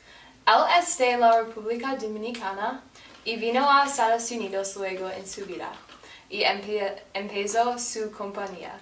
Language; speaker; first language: Spanish; non-native, learner; English